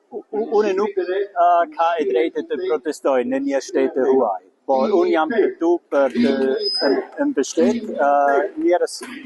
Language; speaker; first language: Albanian; non-native, learner; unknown